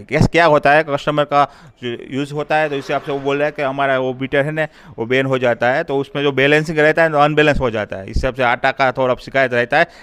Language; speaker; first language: Hindi; non-native, local second language; Gujarati